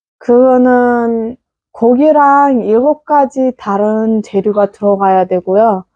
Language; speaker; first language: Korean; non-native, fluent; Kazakh